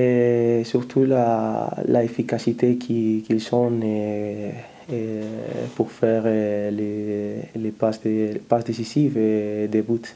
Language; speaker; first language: French; non-native, learner; Spanish